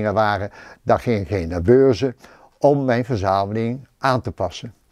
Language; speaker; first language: Dutch; native; Dutch